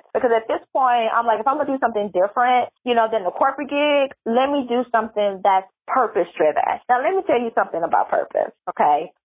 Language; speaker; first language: English; native; English